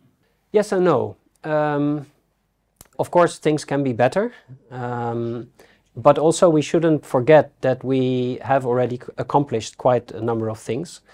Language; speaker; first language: English; non-native, fluent; Dutch